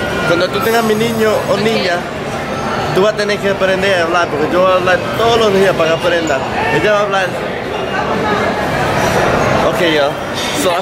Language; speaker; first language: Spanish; early bilingual, heritage; English